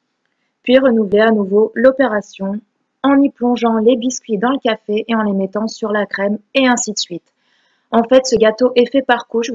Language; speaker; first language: French; early bilingual, other home language; Portuguese